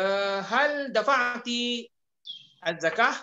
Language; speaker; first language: Arabic; non-native, fluent; Malay